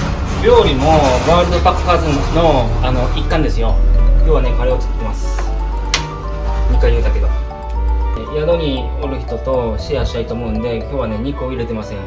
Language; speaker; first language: Japanese; native; Japanese